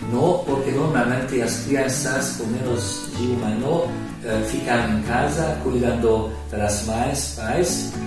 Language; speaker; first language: Portuguese; non-native, learner; Hungarian